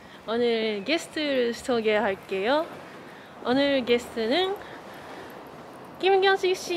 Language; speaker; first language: Korean; non-native, learner; Japanese